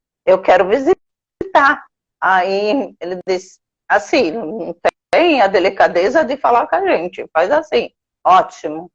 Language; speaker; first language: Portuguese; non-native, fluent; Arabic